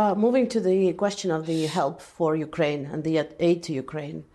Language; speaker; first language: English; non-native, fluent; Latvian